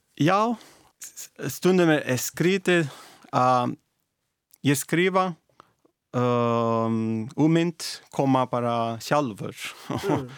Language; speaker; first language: Icelandic; non-native, learner; Italian